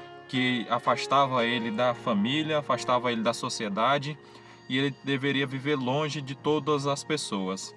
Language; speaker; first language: Portuguese; native; Portuguese